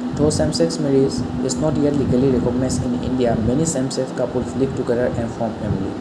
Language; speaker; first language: English; non-native, local second language; Assamese